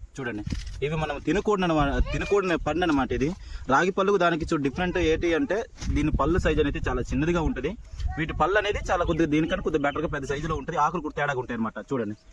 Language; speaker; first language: Telugu; non-native, local second language; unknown